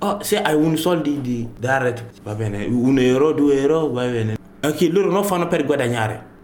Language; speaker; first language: Italian; non-native, learner; Bambara